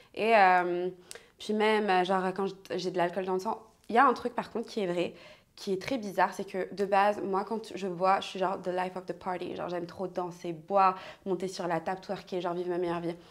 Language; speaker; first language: French; native; French